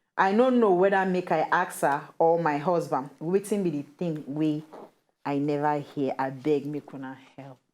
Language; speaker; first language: Nigerian Pidgin; native; Nigerian Pidgin